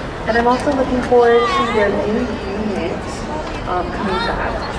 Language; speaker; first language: English; early bilingual, other home language; Korean